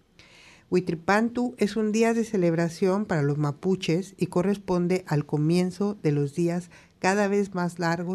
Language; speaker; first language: Spanish; native; Spanish